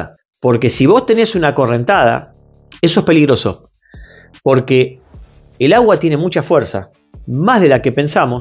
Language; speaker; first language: Spanish; native; Spanish